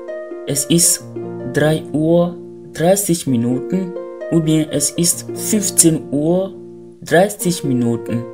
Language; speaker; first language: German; non-native, fluent; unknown